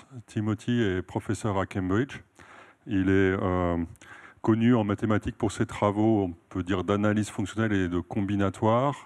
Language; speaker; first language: French; native; French